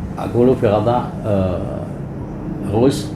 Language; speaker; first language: Arabic; non-native, learner; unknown